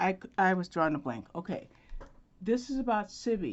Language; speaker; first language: English; native; English